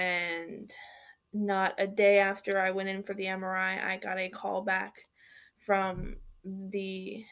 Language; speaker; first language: English; native; English